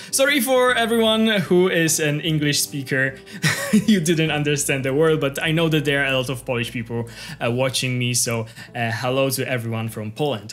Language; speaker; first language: English; non-native, fluent; Polish